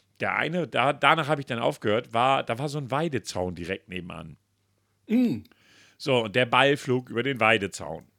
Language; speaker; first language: German; native; German